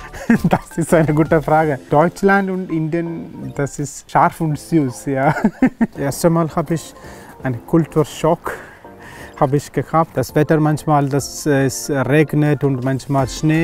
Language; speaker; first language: German; non-native, learner; Malayalam